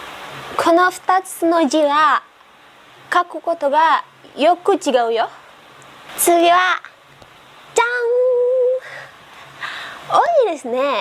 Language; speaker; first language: Japanese; non-native, learner; Indonesian